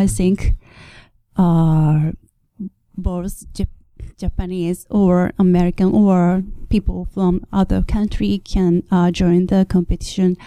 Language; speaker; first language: English; non-native, learner; Japanese